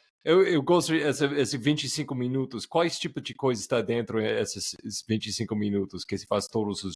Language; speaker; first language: Portuguese; non-native, fluent; English